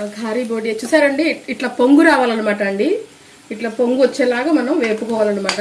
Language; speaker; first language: Telugu; non-native, local second language; Lambadi